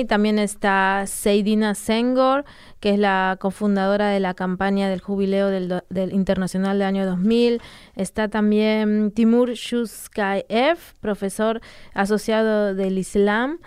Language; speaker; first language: Spanish; native; Spanish